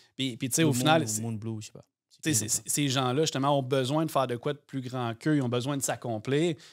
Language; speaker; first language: French; native; French